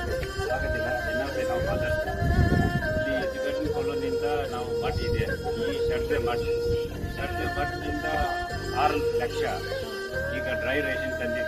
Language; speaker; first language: Kannada; non-native, learner; Tibetan